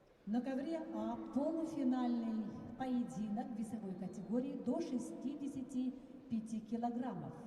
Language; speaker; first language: Russian; native; Russian